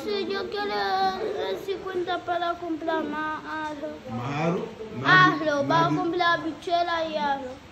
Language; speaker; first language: Spanish; early bilingual, other home language; Haitian Creole